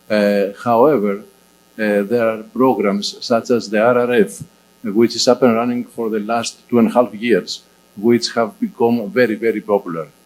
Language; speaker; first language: English; non-native, fluent; Greek